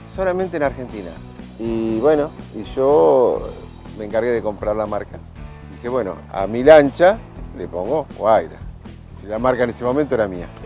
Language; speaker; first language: Spanish; native; Spanish